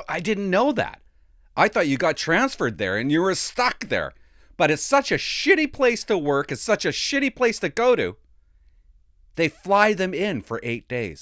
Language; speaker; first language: English; native; English